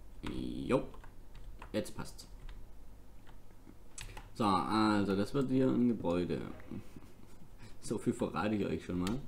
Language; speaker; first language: German; native; German